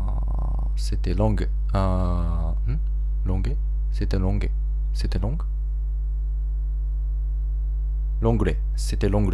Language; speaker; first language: French; non-native, learner; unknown